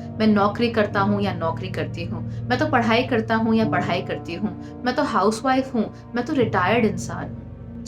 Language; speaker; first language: Hindi; native; Hindi